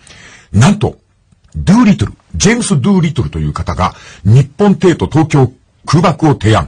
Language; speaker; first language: Japanese; native; Japanese